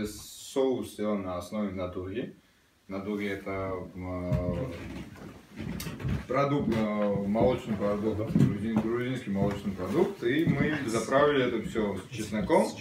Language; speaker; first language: Russian; non-native, fluent; Georgian